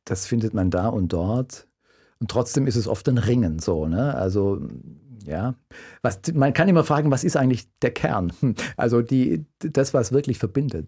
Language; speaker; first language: German; native; German